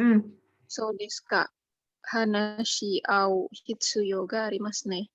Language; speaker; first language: Japanese; non-native, learner; Indonesian